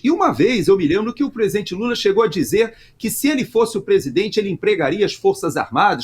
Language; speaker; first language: Portuguese; native; Portuguese